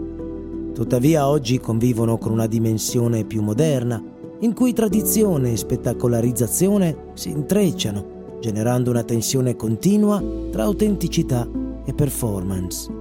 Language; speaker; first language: Italian; native; Italian